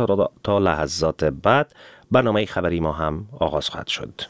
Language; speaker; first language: Persian; native; Persian